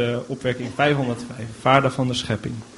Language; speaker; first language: Dutch; native; Dutch